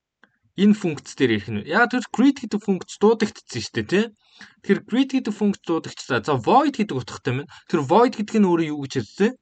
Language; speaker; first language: Mongolian; native; Mongolian